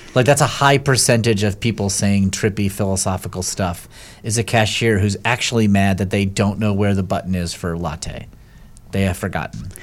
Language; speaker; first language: English; native; English